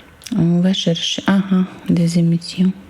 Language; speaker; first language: French; non-native, fluent; Bulgarian